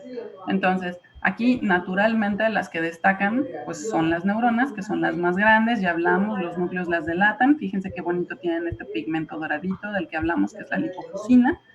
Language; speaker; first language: Spanish; native; Spanish